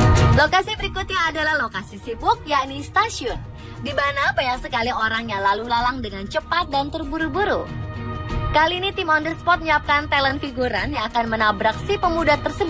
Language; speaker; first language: Indonesian; native; Indonesian